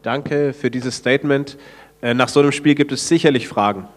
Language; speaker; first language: German; native; German